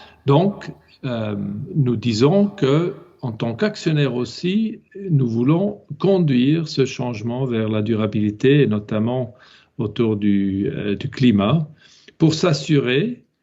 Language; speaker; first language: French; non-native, local second language; German